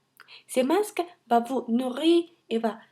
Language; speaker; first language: French; non-native, learner; Spanish